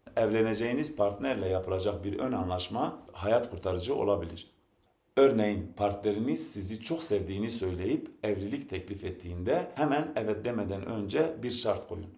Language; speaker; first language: Turkish; non-native, local second language; Zaza